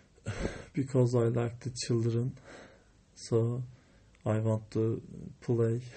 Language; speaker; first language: English; non-native, learner; Turkish